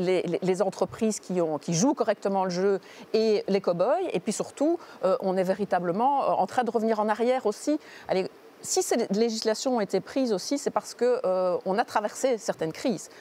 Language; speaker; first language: French; native; French